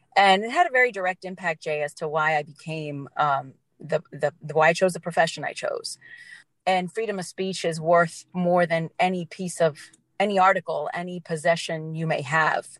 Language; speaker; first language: English; native; English